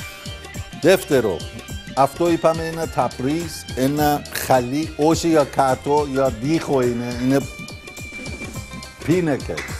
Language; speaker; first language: Greek; non-native, fluent; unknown